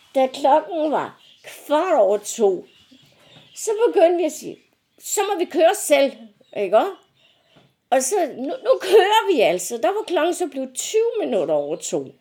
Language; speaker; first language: Danish; native; Danish